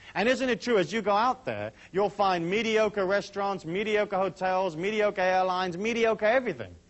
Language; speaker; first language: English; native; English